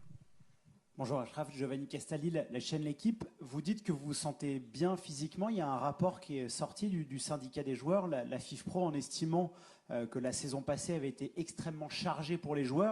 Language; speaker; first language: French; native; French